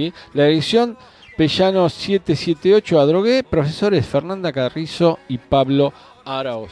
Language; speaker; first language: Spanish; native; Spanish